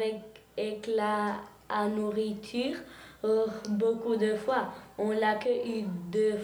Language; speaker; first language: French; early bilingual, heritage; French